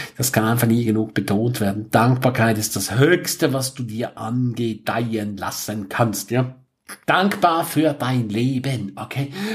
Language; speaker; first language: German; non-native, local second language; Romansh